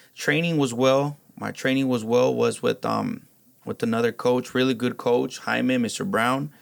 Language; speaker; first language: English; early bilingual, other home language; Spanish